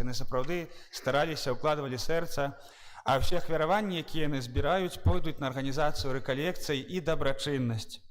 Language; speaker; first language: Belarusian; native; Belarusian